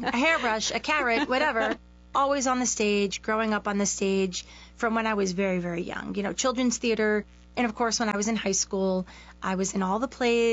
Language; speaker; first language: English; native; English